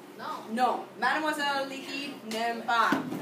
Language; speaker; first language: French; non-native, fluent; English